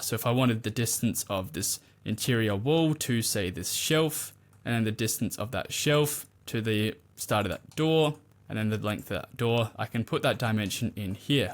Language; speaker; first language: English; native; English